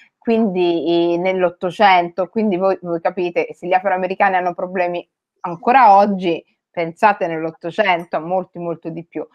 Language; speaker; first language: Italian; early bilingual, other home language; Somali